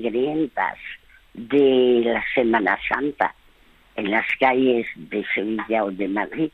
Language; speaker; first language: Spanish; early bilingual, other home language; French